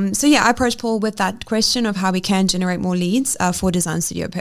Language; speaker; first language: English; native; English